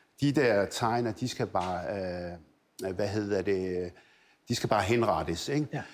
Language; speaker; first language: Danish; early bilingual, other home language; Arabic